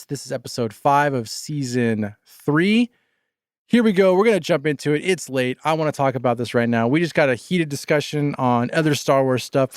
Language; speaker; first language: English; native; English